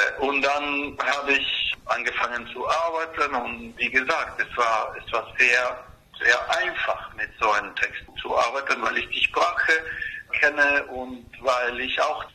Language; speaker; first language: German; non-native, fluent; Spanish